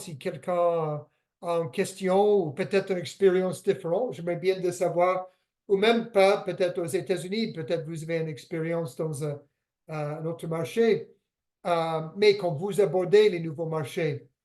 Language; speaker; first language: French; non-native, fluent; English